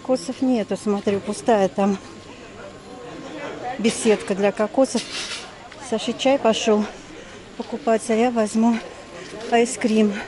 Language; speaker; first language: Russian; native; Russian